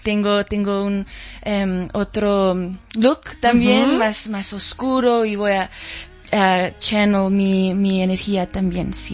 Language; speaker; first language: Spanish; early bilingual, heritage; Spanish